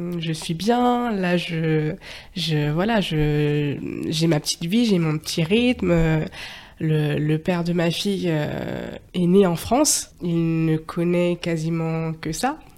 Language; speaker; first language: French; native; French